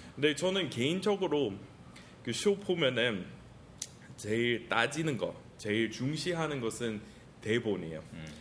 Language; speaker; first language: Korean; non-native, fluent; English